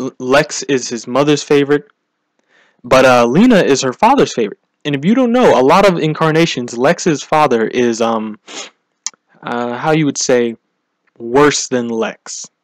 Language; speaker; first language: English; native; English